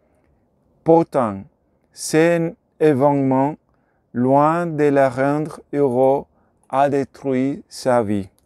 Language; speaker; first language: French; non-native, learner; Spanish